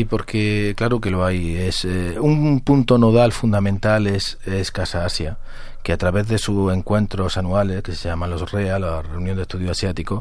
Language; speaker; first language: Spanish; native; Spanish